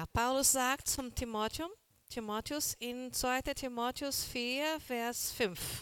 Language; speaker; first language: German; non-native, learner; Portuguese